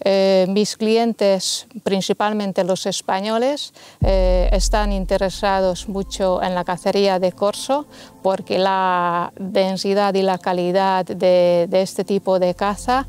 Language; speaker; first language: Spanish; non-native, fluent; Hungarian